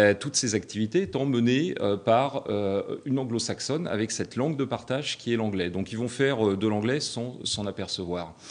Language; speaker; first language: French; native; French